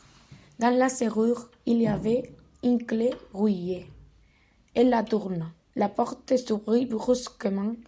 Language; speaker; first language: French; non-native, learner; Spanish